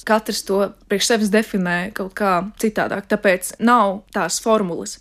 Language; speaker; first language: Latvian; non-native, local second language; Russian